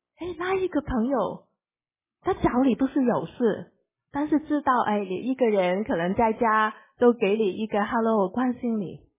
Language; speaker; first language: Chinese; early bilingual, heritage; Cantonese